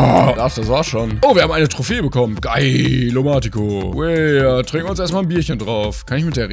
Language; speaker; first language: German; native; German